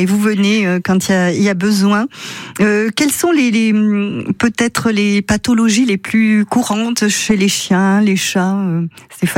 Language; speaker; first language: French; native; French